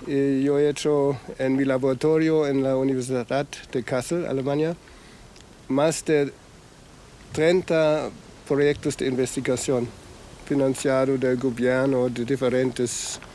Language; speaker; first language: Spanish; non-native, fluent; German